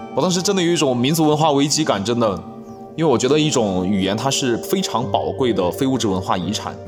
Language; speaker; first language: Chinese; non-native, local second language; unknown